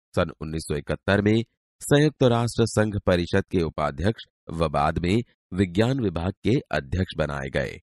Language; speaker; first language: Hindi; non-native, local second language; Gujarati